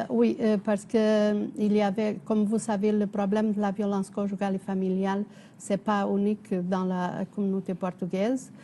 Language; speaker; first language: French; non-native, fluent; Portuguese